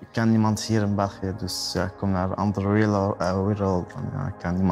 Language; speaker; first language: Dutch; non-native, learner; Arabic